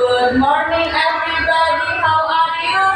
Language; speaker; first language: English; non-native, learner; Indonesian